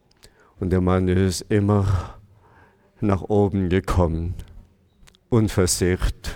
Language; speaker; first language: German; non-native, fluent; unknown